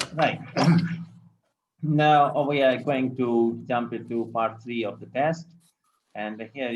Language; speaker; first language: English; non-native, local second language; Urdu